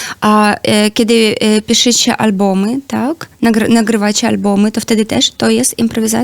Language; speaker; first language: Polish; non-native, learner; Belarusian